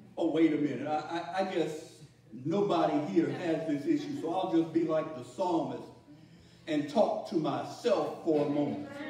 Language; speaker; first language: English; native; English